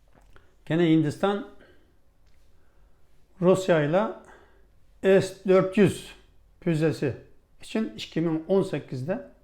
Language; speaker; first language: Turkish; non-native, fluent; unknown